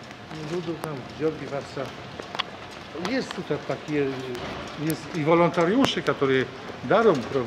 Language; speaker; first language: Russian; non-native, learner; Polish